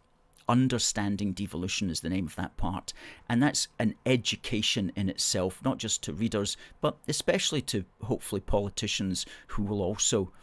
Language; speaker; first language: English; native; English